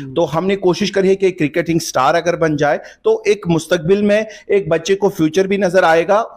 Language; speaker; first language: Hindi; non-native, local second language; Kashmiri